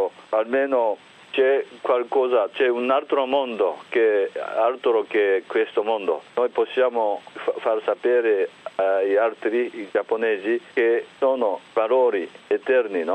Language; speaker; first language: Italian; non-native, fluent; Japanese